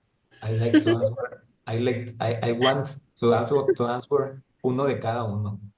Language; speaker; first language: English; non-native, learner; Spanish